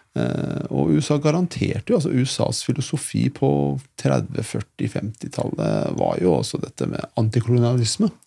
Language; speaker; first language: Norwegian; early bilingual, other home language; Persian